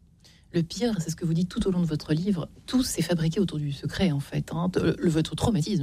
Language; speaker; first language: French; native; French